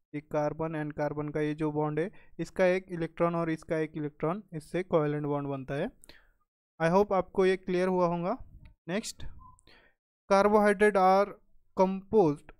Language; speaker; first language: Hindi; non-native, local second language; Marathi